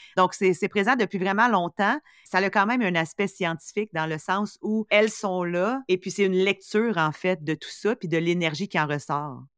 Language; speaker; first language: French; native; French